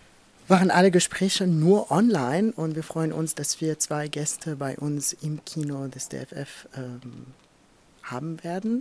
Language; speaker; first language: German; non-native, fluent; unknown